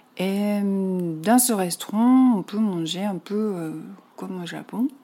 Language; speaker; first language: French; non-native, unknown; Japanese